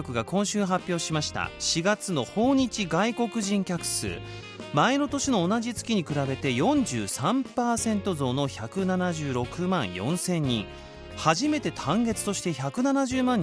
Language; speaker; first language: Japanese; native; Japanese